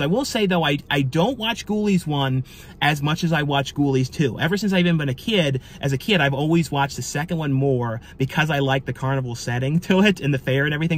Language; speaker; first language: English; native; English